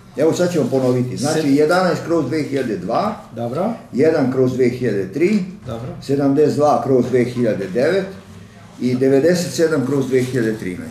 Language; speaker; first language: Bosnian; non-native, local second language; Hungarian